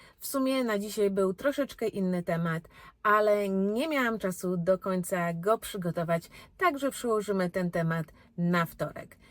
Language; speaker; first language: Polish; early bilingual, heritage; Polish